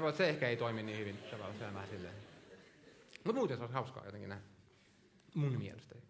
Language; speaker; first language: Finnish; non-native, local second language; Swedish